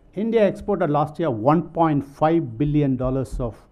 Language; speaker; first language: English; non-native, local second language; Tamil